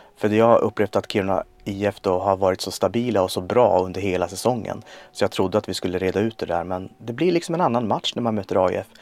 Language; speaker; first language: Swedish; native; Swedish